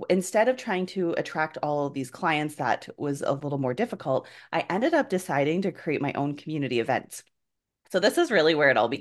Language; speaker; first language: English; native; English